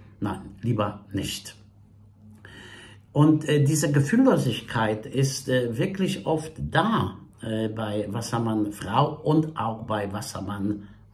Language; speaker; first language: German; non-native, fluent; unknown